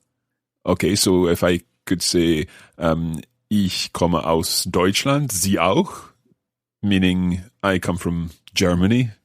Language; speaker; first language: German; non-native, learner; English